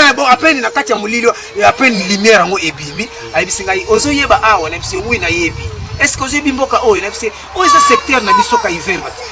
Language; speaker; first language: Lingala; non-native, local second language; Kongo